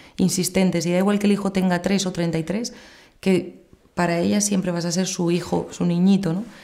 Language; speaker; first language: Spanish; native; Spanish